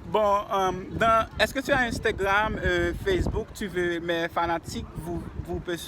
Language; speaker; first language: French; non-native, learner; Haitian Creole